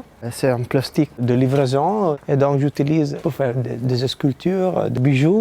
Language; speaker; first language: French; non-native, learner; Italian